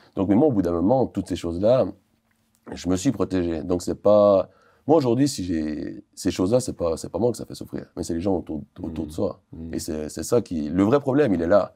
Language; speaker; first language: French; native; French